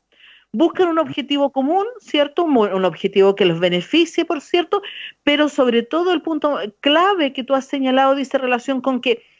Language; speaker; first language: Spanish; native; Spanish